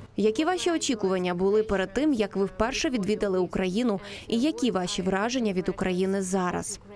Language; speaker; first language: Ukrainian; native; Ukrainian